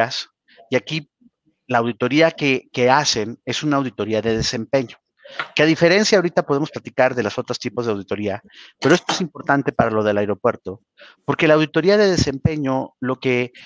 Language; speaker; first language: Spanish; native; Spanish